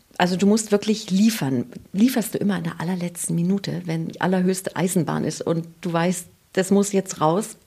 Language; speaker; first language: German; native; German